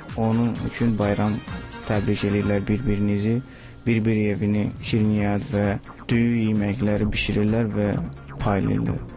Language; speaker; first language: Azerbaijani; non-native, learner; Tamil